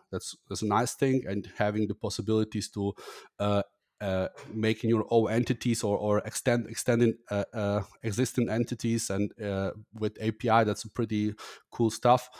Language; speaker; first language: English; non-native, fluent; German